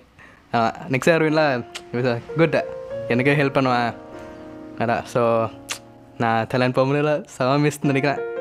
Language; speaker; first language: Tamil; non-native, learner; Thai